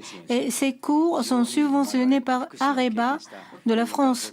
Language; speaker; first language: French; non-native, fluent; Japanese